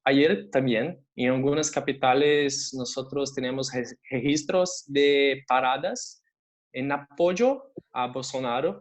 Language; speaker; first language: Spanish; non-native, fluent; Portuguese